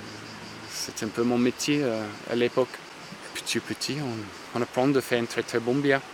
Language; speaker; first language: French; non-native, fluent; English